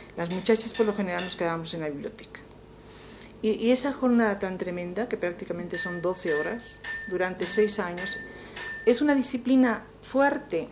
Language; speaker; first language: Spanish; native; Spanish